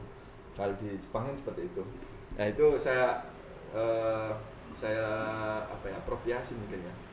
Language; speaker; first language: Indonesian; non-native, local second language; Javanese